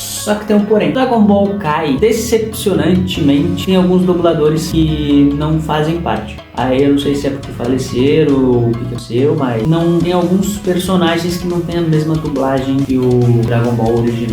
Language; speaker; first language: Portuguese; native; Portuguese